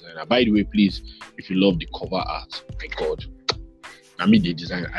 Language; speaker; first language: English; non-native, local second language; Yoruba